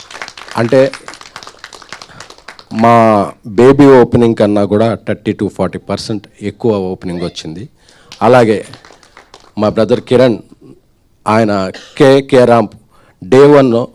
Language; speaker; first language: Telugu; native; Telugu